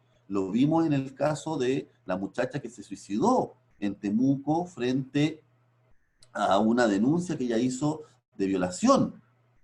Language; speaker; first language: Spanish; native; Spanish